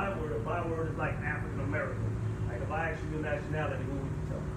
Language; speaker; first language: English; native; English